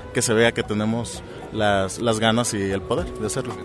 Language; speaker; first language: Spanish; native; Spanish